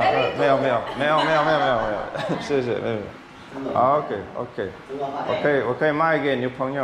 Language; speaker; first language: Chinese; non-native, fluent; English